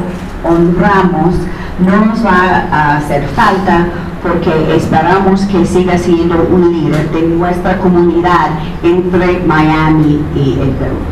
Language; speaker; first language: Spanish; non-native, fluent; English